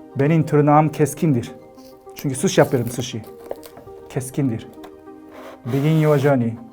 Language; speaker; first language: Turkish; non-native, learner; Japanese